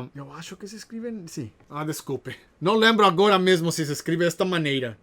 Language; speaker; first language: Portuguese; non-native, learner; Spanish